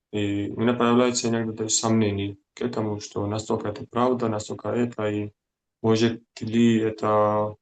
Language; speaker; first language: Russian; non-native, fluent; Georgian